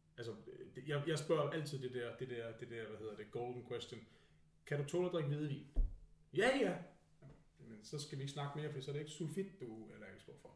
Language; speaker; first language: Danish; native; Danish